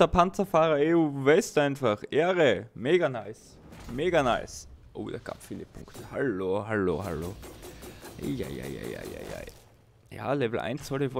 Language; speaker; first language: German; native; German